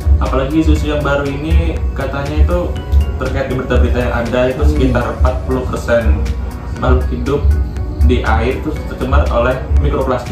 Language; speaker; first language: Indonesian; native; Indonesian